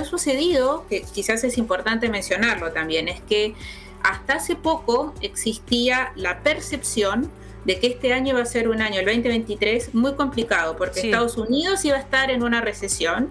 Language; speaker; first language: Spanish; native; Spanish